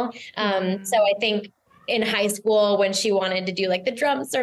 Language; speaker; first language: English; native; English